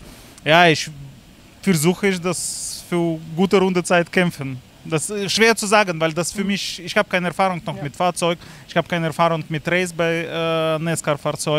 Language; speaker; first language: German; non-native, learner; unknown